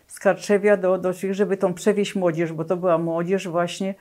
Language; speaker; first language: Polish; native; Polish